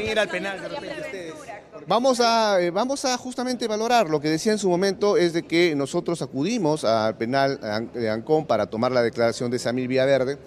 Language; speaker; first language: Spanish; native; Spanish